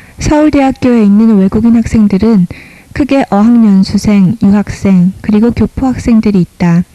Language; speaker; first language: Korean; native; Korean